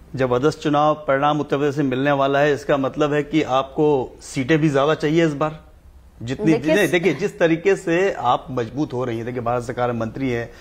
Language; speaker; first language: Hindi; native; Hindi